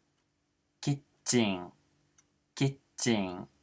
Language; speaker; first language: Japanese; non-native, fluent; Portuguese